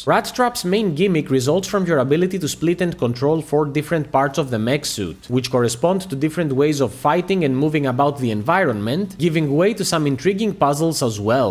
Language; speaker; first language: English; native; English